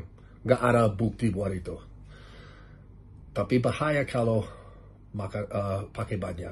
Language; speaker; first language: Indonesian; non-native, learner; English